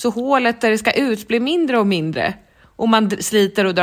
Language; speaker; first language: Swedish; native; Swedish